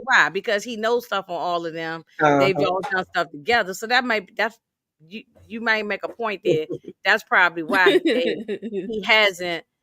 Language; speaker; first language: English; native; English